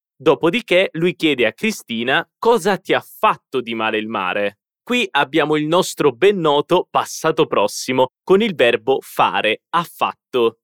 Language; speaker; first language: Italian; native; Italian